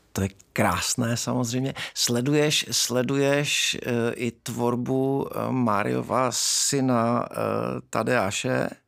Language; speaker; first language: Czech; native; Czech